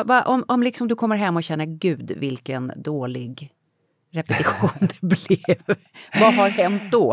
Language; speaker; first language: Swedish; native; Swedish